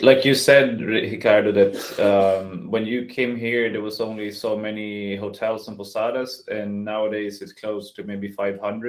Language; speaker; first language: English; non-native, fluent; Swedish